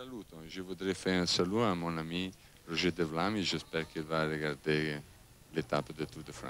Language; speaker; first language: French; non-native, learner; Italian